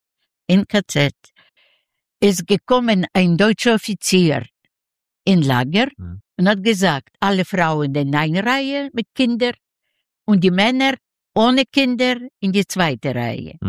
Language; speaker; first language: German; non-native, learner; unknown